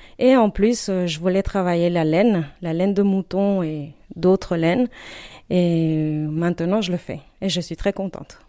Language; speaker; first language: French; non-native, fluent; Spanish